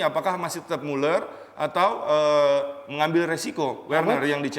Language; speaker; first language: Indonesian; native; Indonesian